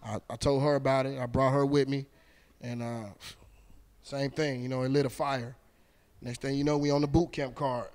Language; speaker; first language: English; native; English